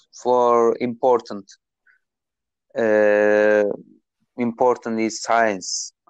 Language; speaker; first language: English; non-native, learner; Turkish